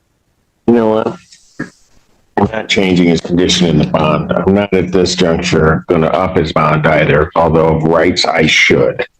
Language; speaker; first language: English; native; English